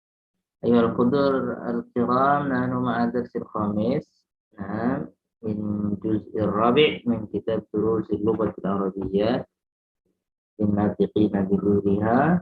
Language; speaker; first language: Arabic; non-native, fluent; Indonesian